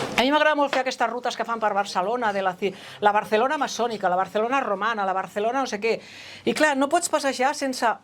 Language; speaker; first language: Catalan; non-native, local second language; Spanish